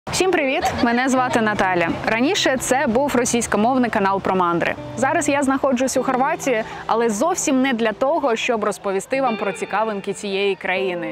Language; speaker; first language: Ukrainian; non-native, local second language; Russian